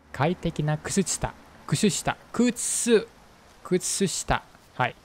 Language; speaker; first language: Japanese; non-native, learner; Indonesian